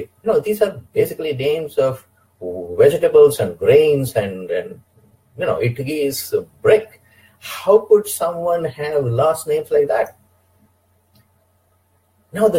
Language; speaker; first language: English; non-native, local second language; Kannada